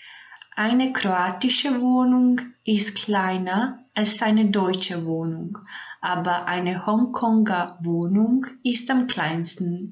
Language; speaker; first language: German; non-native, fluent; Croatian